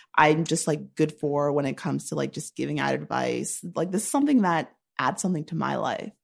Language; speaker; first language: English; native; English